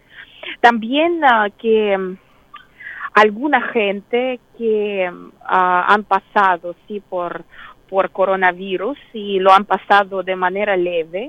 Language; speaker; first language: Spanish; non-native, fluent; Russian